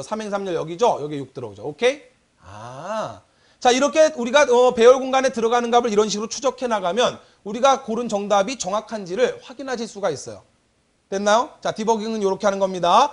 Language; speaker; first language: Korean; native; Korean